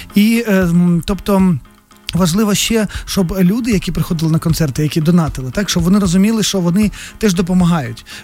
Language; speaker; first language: Ukrainian; native; Ukrainian